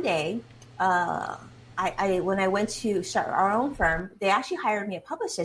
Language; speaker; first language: English; early bilingual, other home language; Chinese